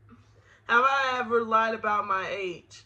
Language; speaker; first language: English; native; English